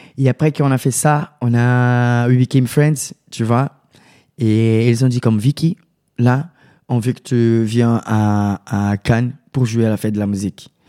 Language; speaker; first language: French; non-native, learner; Portuguese